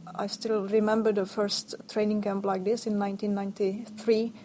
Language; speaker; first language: English; non-native, fluent; Czech